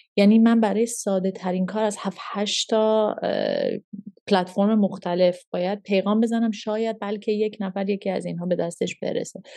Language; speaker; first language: Persian; early bilingual, heritage; Persian